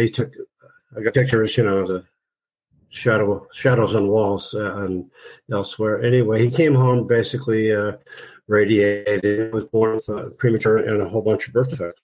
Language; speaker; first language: English; native; English